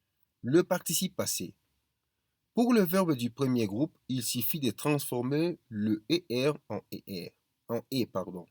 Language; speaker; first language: French; non-native, fluent; Spanish